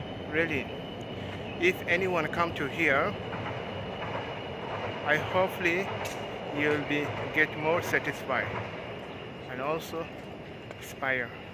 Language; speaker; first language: English; non-native, local second language; Bangla